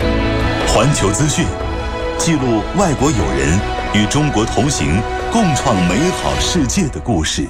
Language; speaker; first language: Chinese; native; Chinese